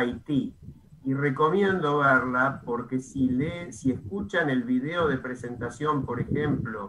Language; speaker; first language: Spanish; native; Spanish